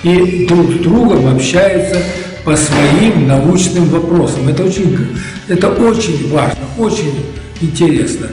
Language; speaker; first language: Russian; native; Russian